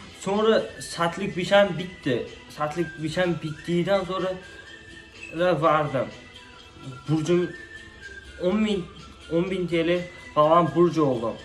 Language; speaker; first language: Turkish; non-native, learner; Uzbek